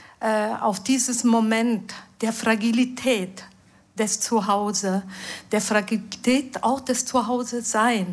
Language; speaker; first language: German; non-native, fluent; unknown